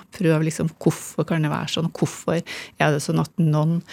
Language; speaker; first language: Norwegian; native; Norwegian